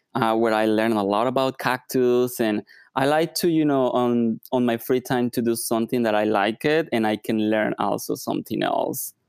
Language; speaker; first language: English; non-native, fluent; Spanish